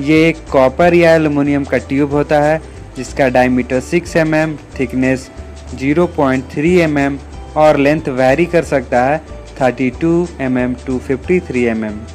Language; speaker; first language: Hindi; native; Hindi